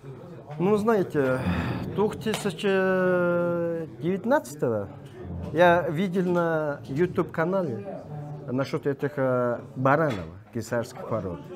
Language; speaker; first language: Russian; non-native, learner; Mongolian